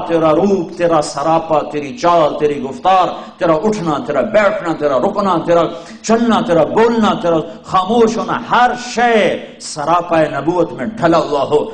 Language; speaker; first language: Urdu; non-native, local second language; Punjabi